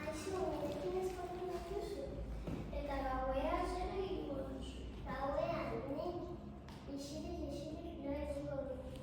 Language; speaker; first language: Basque; non-native, learner; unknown